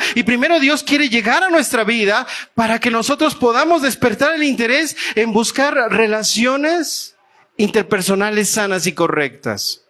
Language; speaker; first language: Spanish; native; Spanish